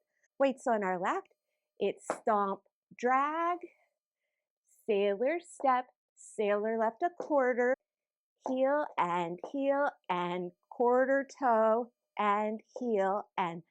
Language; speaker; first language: English; native; English